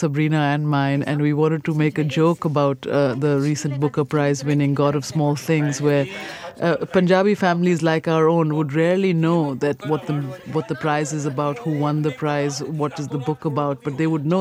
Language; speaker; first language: English; non-native, local second language; Punjabi